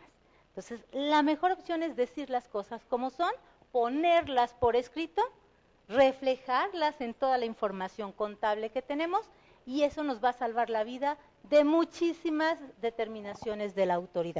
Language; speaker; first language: Spanish; native; Spanish